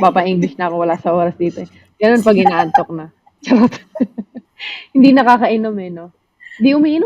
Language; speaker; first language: Filipino; native; Filipino